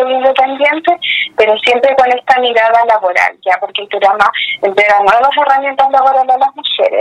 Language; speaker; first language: Spanish; native; Spanish